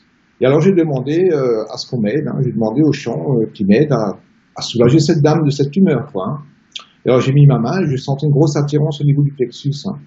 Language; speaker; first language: French; native; French